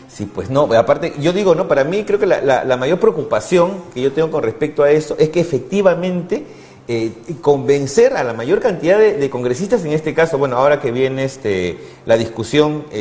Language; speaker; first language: Spanish; native; Spanish